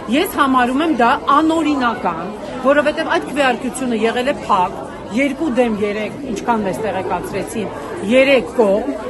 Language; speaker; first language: Armenian; native; Armenian